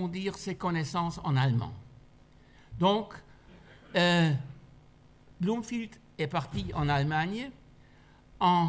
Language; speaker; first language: French; non-native, fluent; German